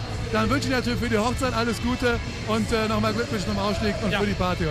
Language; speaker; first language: German; native; German